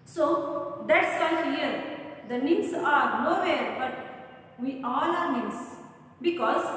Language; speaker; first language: English; non-native, local second language; Kannada